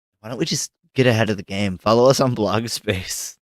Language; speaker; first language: English; native; English